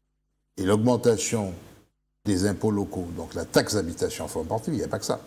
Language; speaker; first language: French; native; French